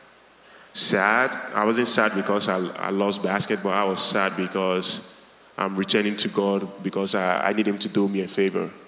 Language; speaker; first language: English; non-native, local second language; Ga